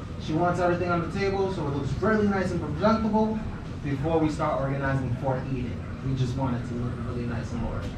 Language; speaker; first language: English; early bilingual, other home language; Spanish